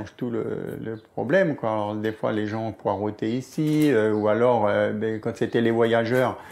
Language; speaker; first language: French; native; French